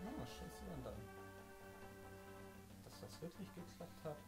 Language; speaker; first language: German; native; German